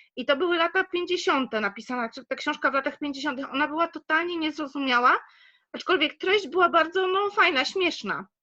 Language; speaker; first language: Polish; native; Polish